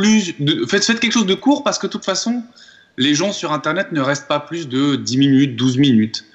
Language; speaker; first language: French; native; French